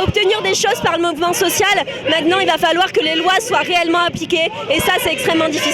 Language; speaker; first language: French; native; French